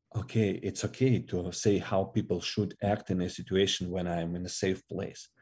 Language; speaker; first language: English; non-native, fluent; Russian